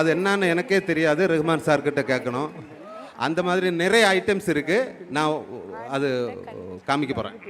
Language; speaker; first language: Tamil; non-native, learner; Malayalam